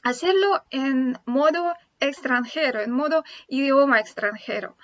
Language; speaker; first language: Spanish; non-native, fluent; Russian